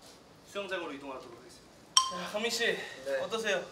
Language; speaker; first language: Korean; native; Korean